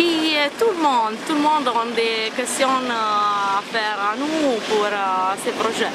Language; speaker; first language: French; non-native, learner; Italian